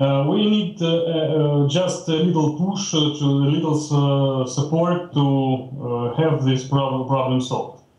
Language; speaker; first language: English; non-native, fluent; Ukrainian